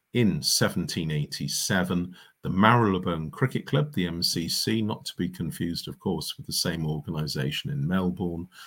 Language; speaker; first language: English; native; English